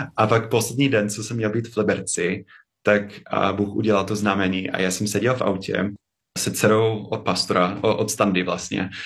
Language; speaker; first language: Czech; non-native, fluent; English